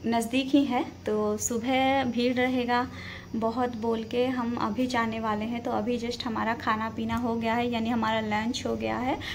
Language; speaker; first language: Hindi; native; Hindi